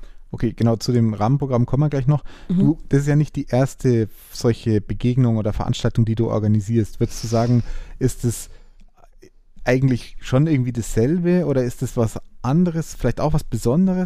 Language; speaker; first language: German; native; German